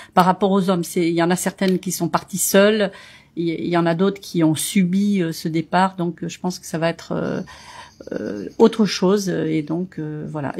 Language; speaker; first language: French; early bilingual, other home language; Portuguese